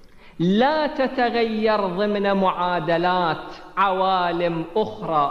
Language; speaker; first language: Arabic; native; Arabic